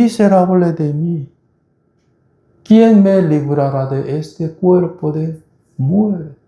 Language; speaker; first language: Spanish; non-native, fluent; Korean